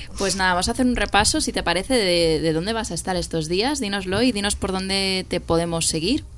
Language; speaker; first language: Spanish; native; Spanish